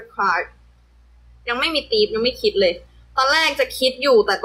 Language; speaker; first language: Thai; early bilingual, heritage; Thai